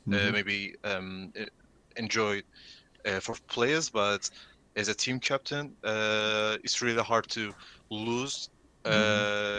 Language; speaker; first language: English; non-native, learner; Turkish